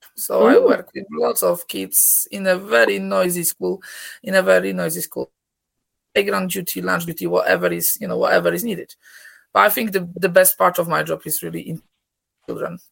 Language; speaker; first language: English; non-native, fluent; Polish